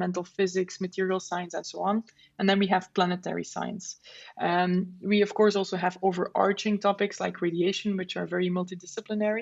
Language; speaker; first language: English; non-native, fluent; Dutch